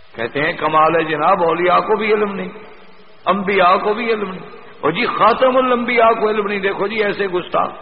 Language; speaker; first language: Urdu; non-native, local second language; Punjabi